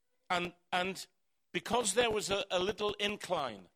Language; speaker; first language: English; native; English